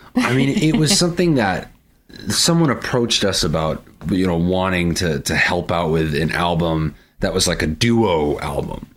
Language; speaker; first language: English; native; English